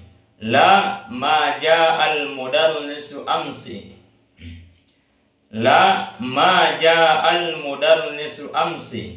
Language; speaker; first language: Arabic; non-native, fluent; Indonesian